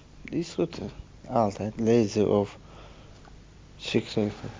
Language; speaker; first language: Dutch; non-native, learner; Turkish